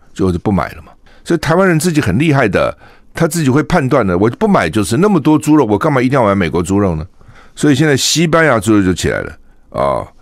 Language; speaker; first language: Chinese; native; Chinese